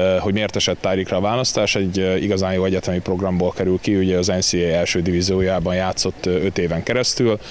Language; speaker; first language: Hungarian; native; Hungarian